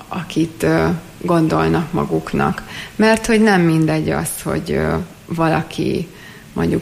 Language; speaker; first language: Hungarian; native; Hungarian